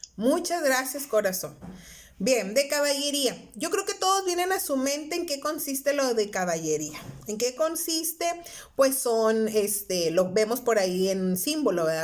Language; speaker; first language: Spanish; native; Spanish